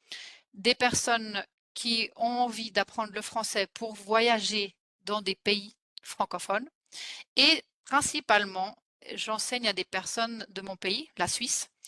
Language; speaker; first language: French; non-native, fluent; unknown